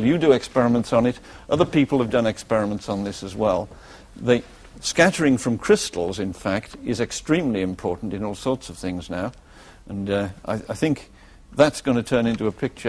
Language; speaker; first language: English; native; English